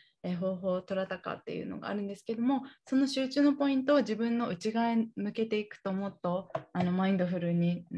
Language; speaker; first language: Japanese; native; Japanese